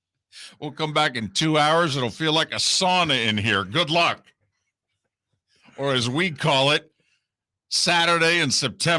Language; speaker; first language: English; native; English